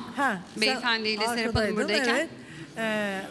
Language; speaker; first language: Turkish; native; Turkish